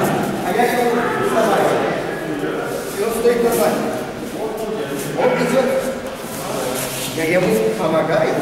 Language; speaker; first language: Russian; non-native, learner; Serbian